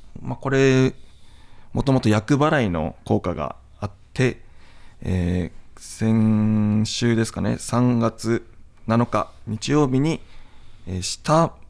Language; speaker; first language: Japanese; native; Japanese